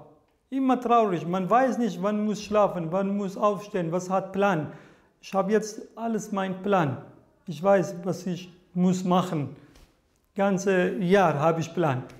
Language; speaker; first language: German; non-native, learner; Kurdish